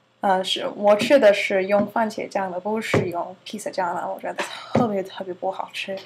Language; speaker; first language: Chinese; non-native, learner; English